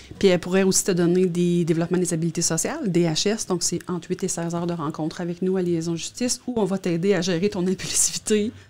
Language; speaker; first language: French; native; French